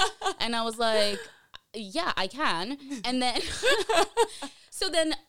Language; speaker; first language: English; early bilingual, other home language; Portuguese